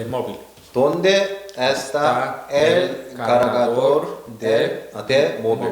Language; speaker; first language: Spanish; non-native, learner; Korean